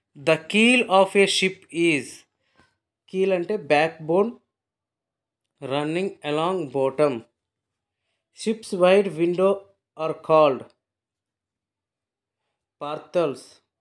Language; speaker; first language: English; non-native, local second language; Telugu